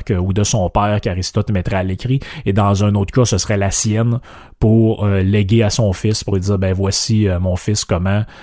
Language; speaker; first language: French; native; French